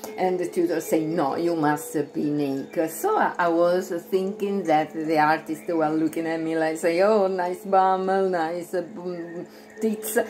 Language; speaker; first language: English; non-native, fluent; Italian